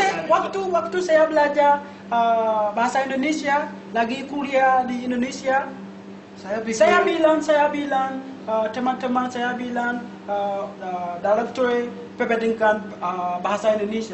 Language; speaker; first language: Indonesian; non-native, learner; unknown